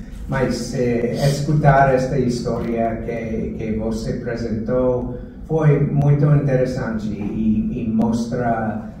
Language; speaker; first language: Portuguese; non-native, fluent; English